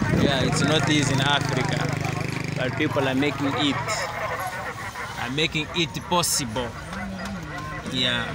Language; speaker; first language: English; non-native, fluent; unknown